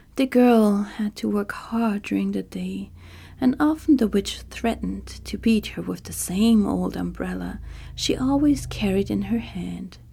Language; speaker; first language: English; non-native, fluent; German